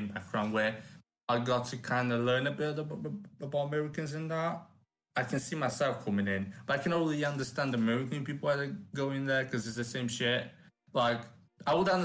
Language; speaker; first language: English; non-native, fluent; Romanian